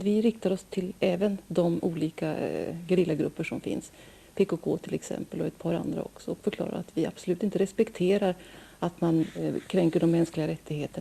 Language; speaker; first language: Swedish; native; Swedish